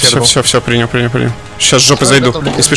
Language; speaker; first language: Russian; native; Russian